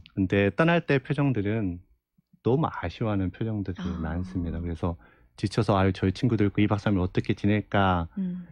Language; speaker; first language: Korean; native; Korean